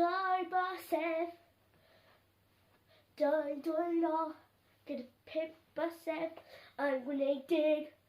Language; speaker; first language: Welsh; non-native, local second language; English